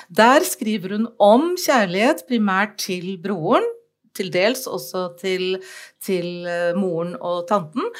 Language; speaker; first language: Norwegian; native; Norwegian